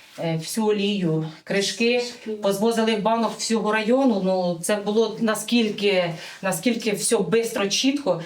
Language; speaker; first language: Ukrainian; native; Ukrainian